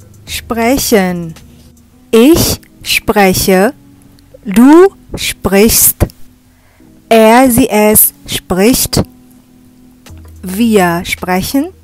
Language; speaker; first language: German; non-native, fluent; Indonesian